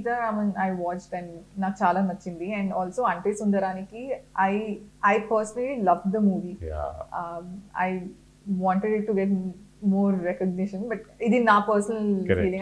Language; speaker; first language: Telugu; non-native, fluent; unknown